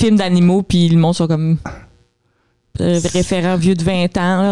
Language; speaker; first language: French; native; French